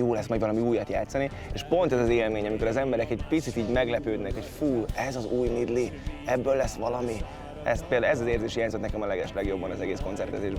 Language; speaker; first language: Hungarian; native; Hungarian